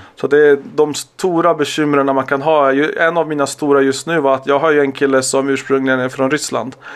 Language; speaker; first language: Swedish; early bilingual, other home language; Serbian